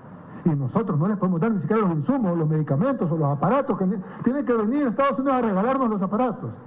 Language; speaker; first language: Spanish; native; Spanish